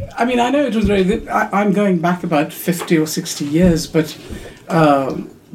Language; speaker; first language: English; non-native, local second language; Urdu